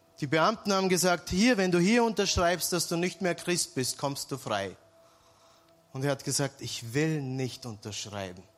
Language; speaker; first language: German; early bilingual, other home language; Serbian